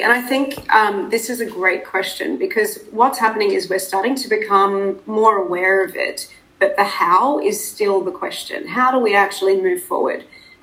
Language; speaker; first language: English; native; English